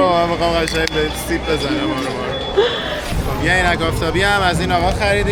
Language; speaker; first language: Persian; native; Persian